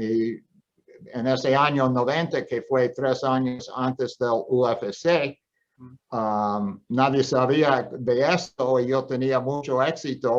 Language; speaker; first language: Spanish; non-native, fluent; English